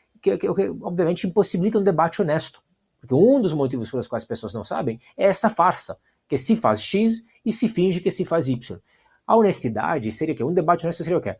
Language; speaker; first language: Portuguese; non-native, fluent; Italian